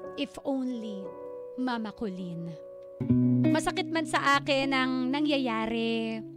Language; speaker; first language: Filipino; native; Filipino